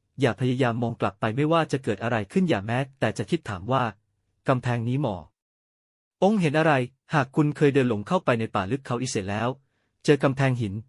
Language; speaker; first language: Thai; native; Thai